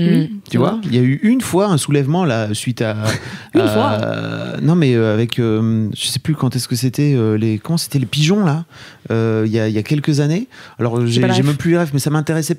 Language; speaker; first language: French; native; French